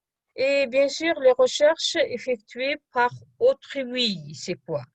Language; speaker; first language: French; non-native, fluent; Kazakh